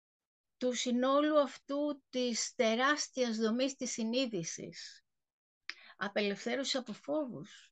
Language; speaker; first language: Greek; native; Greek